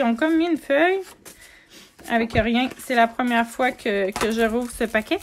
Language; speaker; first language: French; native; French